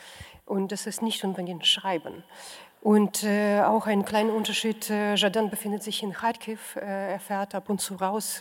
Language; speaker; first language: German; non-native, fluent; Russian